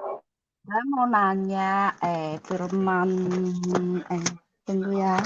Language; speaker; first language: Indonesian; non-native, learner; Cantonese